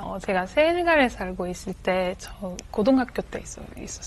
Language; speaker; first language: Korean; non-native, fluent; French